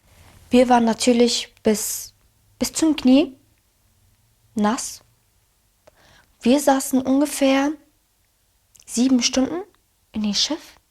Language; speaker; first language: German; early bilingual, other home language; Arabic